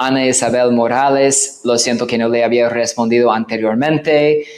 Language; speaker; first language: Spanish; non-native, fluent; English